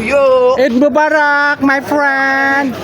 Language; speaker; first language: English; non-native, learner; Filipino